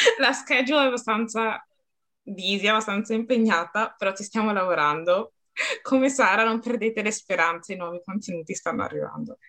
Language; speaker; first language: Italian; early bilingual, other home language; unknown